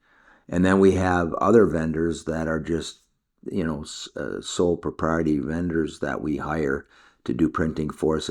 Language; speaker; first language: English; native; English